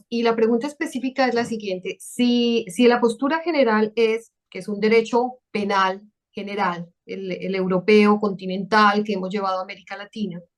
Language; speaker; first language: Spanish; native; Spanish